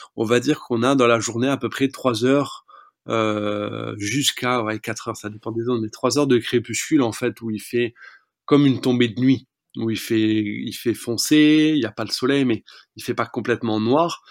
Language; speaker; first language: French; native; French